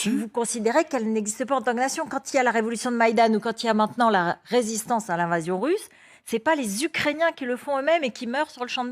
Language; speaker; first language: French; native; French